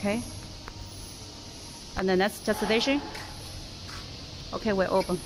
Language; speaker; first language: English; non-native, learner; Chinese